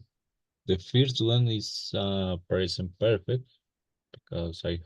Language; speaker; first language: English; non-native, learner; Spanish